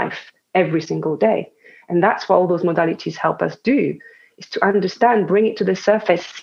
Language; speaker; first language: English; non-native, fluent; French